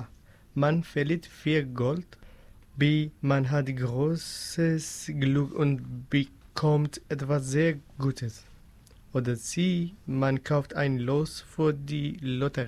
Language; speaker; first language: German; non-native, learner; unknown